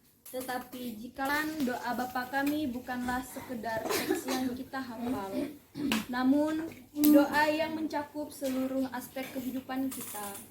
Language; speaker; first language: Indonesian; native; Indonesian